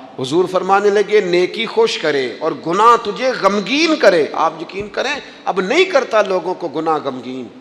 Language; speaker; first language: Urdu; non-native, local second language; Punjabi